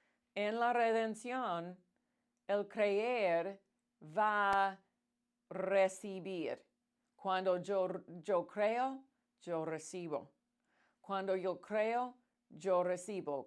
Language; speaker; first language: Spanish; non-native, fluent; English